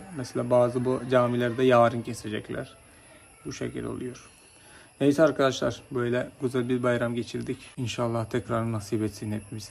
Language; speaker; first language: Turkish; non-native, fluent; Malayalam